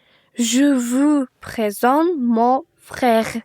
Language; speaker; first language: French; non-native, learner; Uzbek